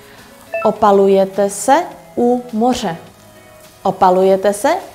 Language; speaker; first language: Czech; early bilingual, other home language; Vietnamese